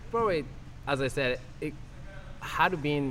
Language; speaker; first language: English; non-native, learner; Japanese